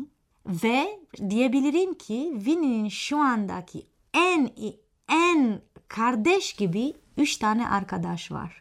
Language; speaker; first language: Turkish; non-native, fluent; Romanian